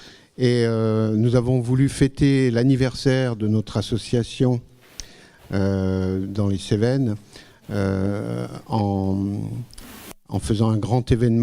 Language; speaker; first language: French; native; French